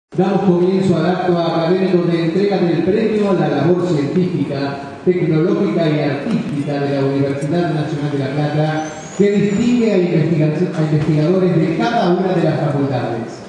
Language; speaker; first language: Spanish; native; Spanish